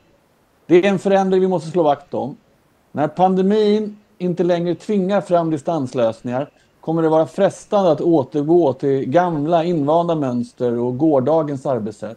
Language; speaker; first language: Swedish; native; Swedish